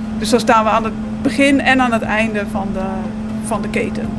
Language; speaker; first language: Dutch; native; Dutch